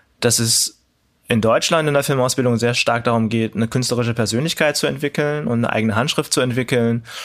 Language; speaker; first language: German; early bilingual, other home language; Cantonese